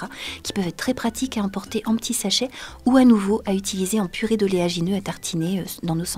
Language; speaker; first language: French; native; French